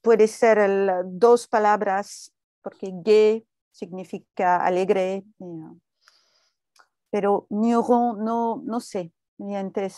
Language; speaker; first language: Spanish; non-native, fluent; French